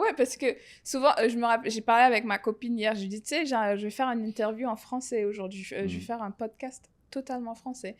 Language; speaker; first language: French; native; French